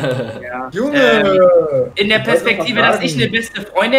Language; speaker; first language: German; native; German